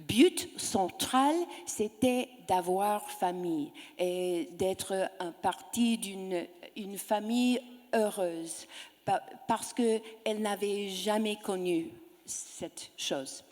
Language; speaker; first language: French; non-native, learner; English